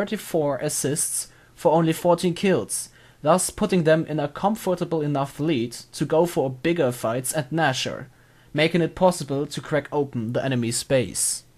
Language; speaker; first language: English; non-native, fluent; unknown